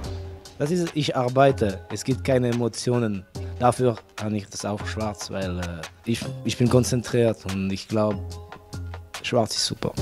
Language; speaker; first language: German; non-native, local second language; French